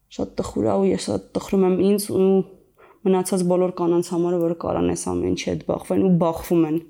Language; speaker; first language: Armenian; native; Armenian